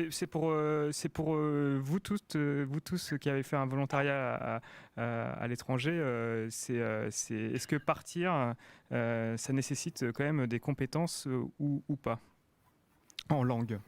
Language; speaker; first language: French; native; French